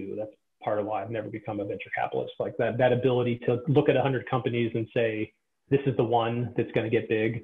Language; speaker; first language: English; native; English